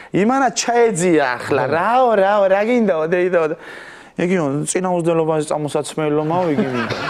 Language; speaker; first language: Georgian; native; Georgian